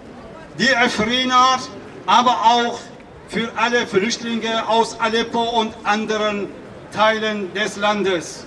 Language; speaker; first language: German; non-native, fluent; Kurdish